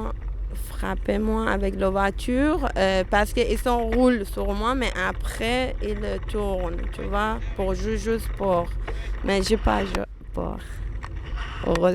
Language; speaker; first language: French; non-native, learner; Persian